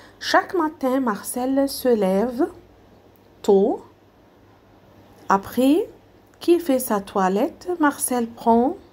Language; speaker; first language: French; non-native, fluent; Arabic